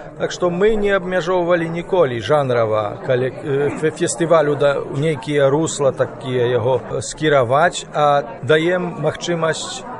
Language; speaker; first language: Belarusian; native; Belarusian